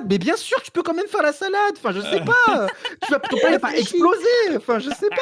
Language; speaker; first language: French; native; French